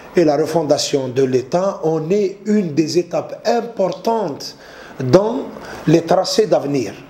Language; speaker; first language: French; non-native, local second language; Arabic